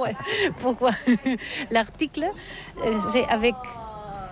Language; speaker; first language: French; non-native, learner; Catalan